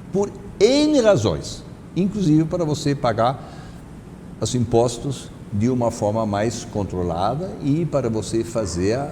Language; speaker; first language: Portuguese; non-native, fluent; German